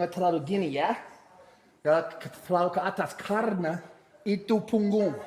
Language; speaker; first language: Indonesian; non-native, fluent; English